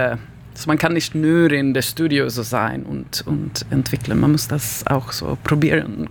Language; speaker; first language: German; non-native, learner; Swedish